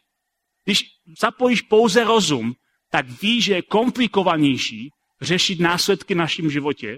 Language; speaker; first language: Czech; native; Czech